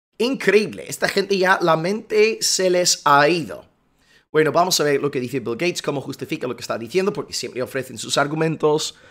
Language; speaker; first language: Spanish; non-native, fluent; English